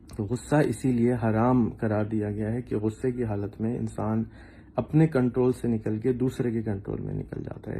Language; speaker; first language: Urdu; native; Urdu